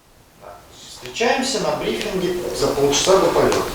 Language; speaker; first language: Russian; native; Russian